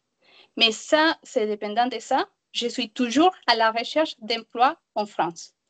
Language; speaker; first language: French; non-native, learner; Spanish